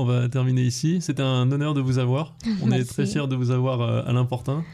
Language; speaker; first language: French; native; French